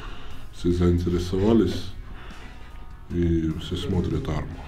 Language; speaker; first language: Russian; non-native, fluent; Georgian